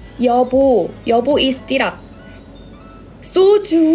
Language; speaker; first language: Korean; non-native, learner; Thai